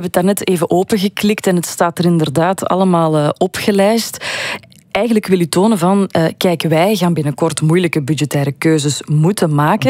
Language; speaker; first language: Dutch; native; Dutch